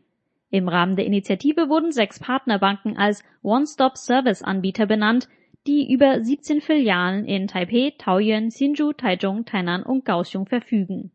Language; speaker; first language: German; native; German